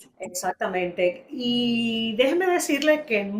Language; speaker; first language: Spanish; native; Spanish